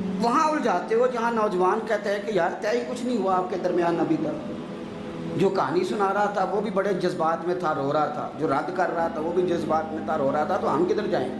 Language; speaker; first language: Urdu; non-native, local second language; Punjabi